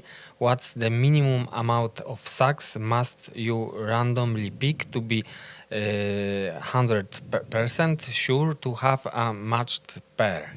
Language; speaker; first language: English; non-native, learner; Polish